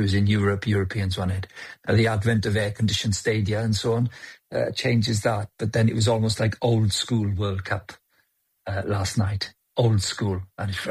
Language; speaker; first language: English; native; English